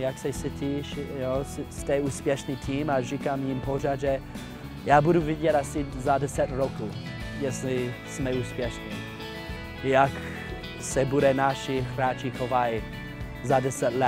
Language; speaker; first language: Czech; non-native, fluent; English